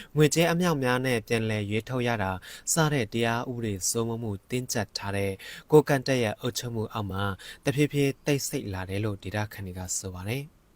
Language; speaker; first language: Burmese; non-native, local second language; Shan